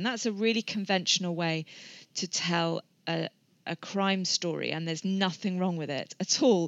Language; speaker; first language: English; native; English